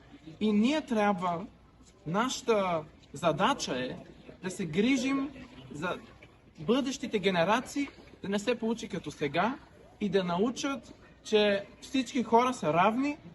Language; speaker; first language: Bulgarian; early bilingual, heritage; Bulgarian